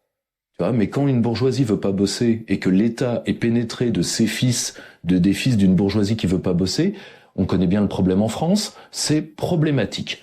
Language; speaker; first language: French; native; French